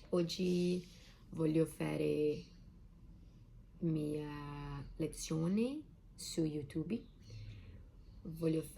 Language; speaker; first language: Italian; non-native, learner; Portuguese